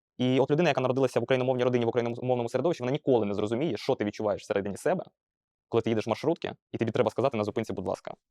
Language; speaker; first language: Ukrainian; non-native, local second language; Russian